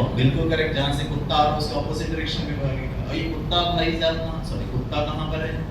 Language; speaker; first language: Hindi; non-native, local second language; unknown